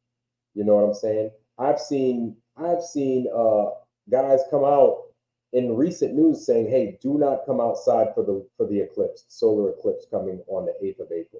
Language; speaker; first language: English; native; English